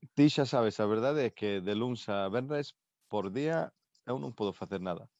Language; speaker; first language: Galician; non-native, local second language; Spanish